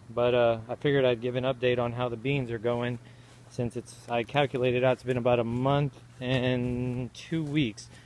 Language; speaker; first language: English; native; English